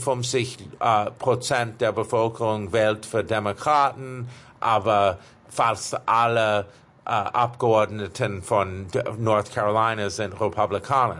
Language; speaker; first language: German; non-native, fluent; English